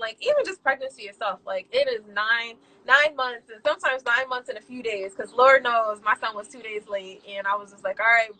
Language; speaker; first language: English; native; English